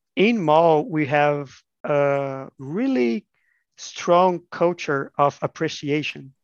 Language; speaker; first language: English; non-native, fluent; Portuguese